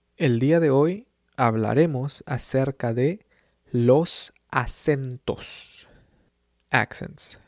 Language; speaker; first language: Spanish; native; Spanish